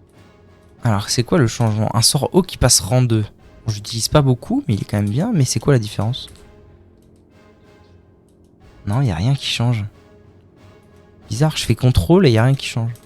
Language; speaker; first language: French; native; French